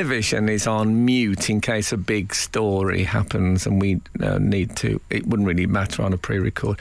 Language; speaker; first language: English; native; English